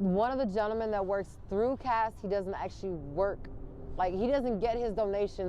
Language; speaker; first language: English; native; English